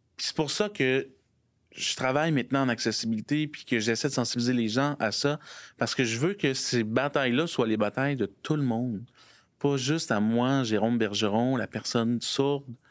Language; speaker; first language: French; native; French